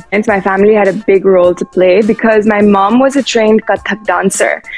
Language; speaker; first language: English; early bilingual, heritage; English